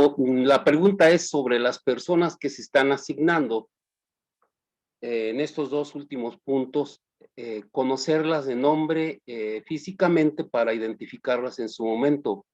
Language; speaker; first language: Spanish; native; Spanish